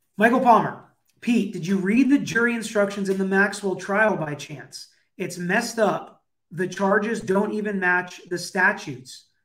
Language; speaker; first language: English; native; English